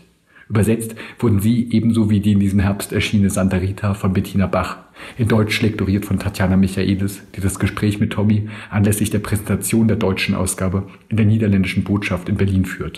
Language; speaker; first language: German; native; German